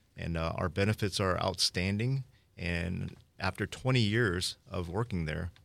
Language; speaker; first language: English; early bilingual, other home language; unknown